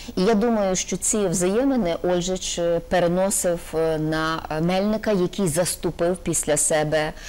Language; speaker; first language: Ukrainian; native; Ukrainian